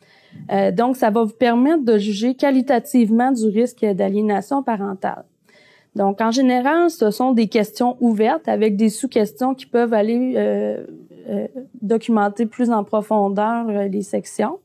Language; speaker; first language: French; native; French